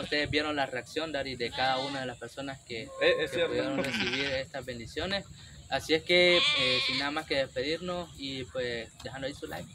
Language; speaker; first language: Spanish; native; Spanish